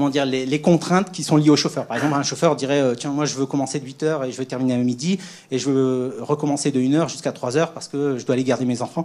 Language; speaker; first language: French; native; French